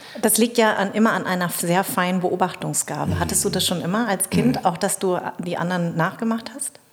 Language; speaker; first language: German; early bilingual, other home language; Vietnamese